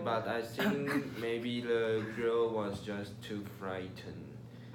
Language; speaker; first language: English; non-native, learner; Chinese